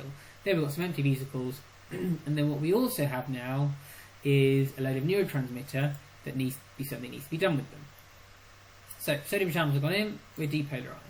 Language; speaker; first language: English; native; English